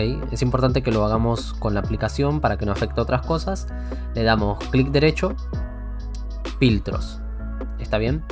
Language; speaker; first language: Spanish; native; Spanish